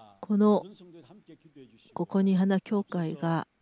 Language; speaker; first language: Japanese; non-native, fluent; Korean